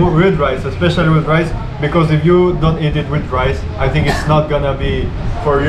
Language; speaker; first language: English; non-native, fluent; Spanish